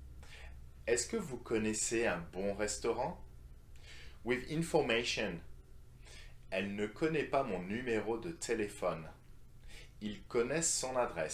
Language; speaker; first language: French; non-native, fluent; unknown